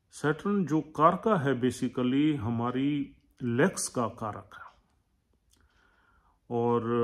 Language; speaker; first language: Hindi; native; Hindi